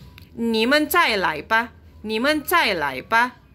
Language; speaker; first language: Chinese; non-native, fluent; Indonesian